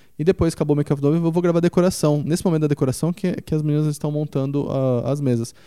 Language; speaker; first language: Portuguese; native; Portuguese